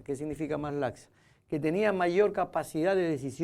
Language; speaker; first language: Spanish; native; Spanish